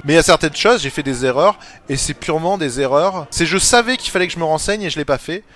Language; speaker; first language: French; native; French